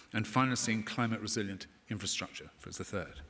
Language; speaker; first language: English; native; English